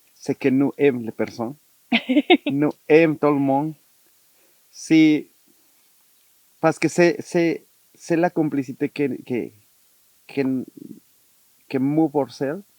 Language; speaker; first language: French; non-native, learner; Spanish